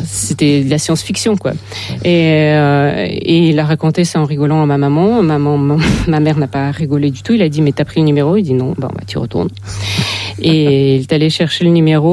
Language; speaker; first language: French; non-native, fluent; Russian